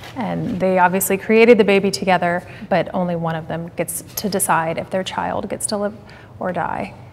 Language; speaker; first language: English; native; English